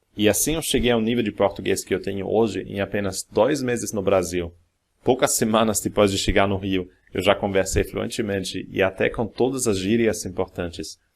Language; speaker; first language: Portuguese; non-native, fluent; German